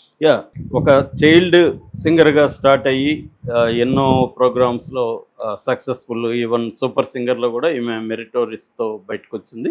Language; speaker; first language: Telugu; native; Telugu